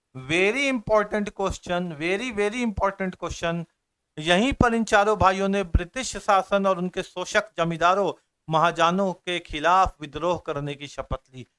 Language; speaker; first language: Hindi; native; Hindi